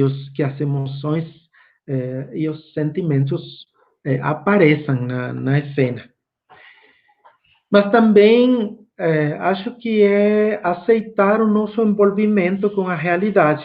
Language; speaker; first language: Portuguese; non-native, fluent; Spanish